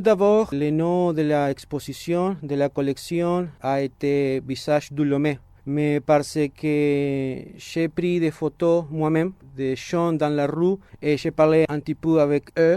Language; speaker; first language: French; non-native, fluent; Spanish